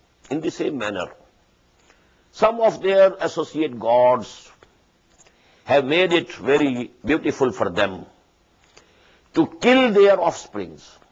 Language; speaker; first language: English; non-native, local second language; Urdu